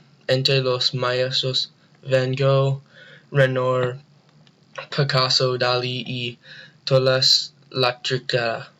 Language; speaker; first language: Spanish; non-native, learner; English